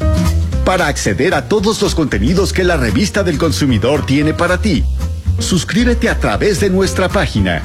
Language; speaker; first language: Spanish; native; Spanish